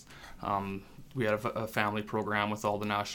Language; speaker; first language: English; non-native, fluent; French